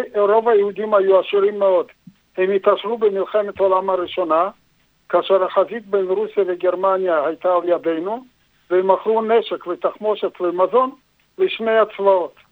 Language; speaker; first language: Hebrew; non-native, fluent; Yiddish